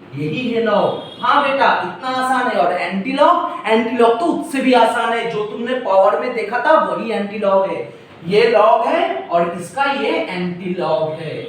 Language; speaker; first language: Hindi; non-native, local second language; Bangla